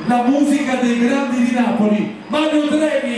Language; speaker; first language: Italian; native; Italian